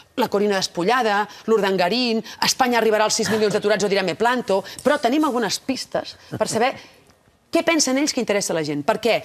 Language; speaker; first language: Catalan; native; Catalan